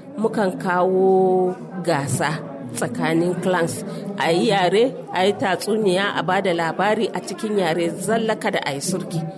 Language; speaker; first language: Hausa; non-native, local second language; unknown